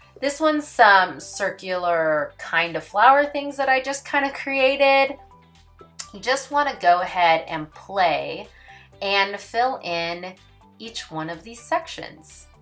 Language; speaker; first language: English; native; English